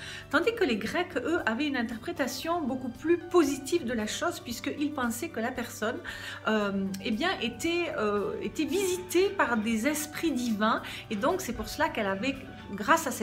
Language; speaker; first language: French; native; French